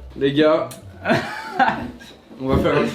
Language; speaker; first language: French; native; French